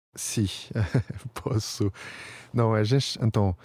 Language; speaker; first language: Portuguese; non-native, fluent; French